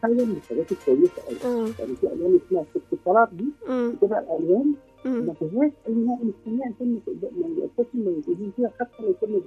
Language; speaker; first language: Arabic; native; Arabic